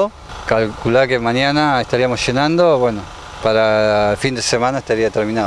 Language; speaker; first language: Spanish; native; Spanish